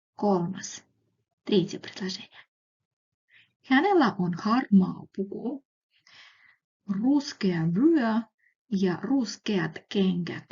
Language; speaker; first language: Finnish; non-native, fluent; Russian